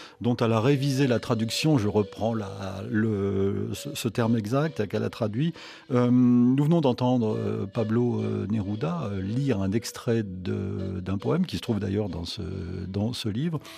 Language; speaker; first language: French; native; French